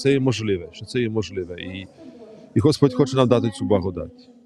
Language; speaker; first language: Ukrainian; non-native, fluent; Polish